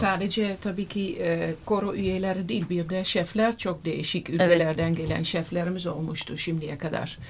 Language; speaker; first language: Turkish; non-native, fluent; Dutch